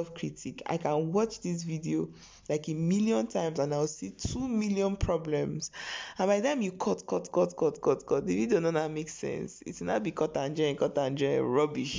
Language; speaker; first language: English; non-native, local second language; Igbo